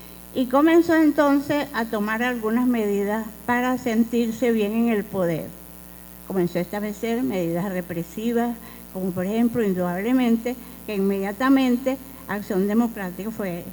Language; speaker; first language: Spanish; native; Spanish